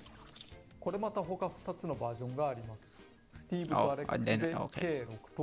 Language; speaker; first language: Japanese; native; Japanese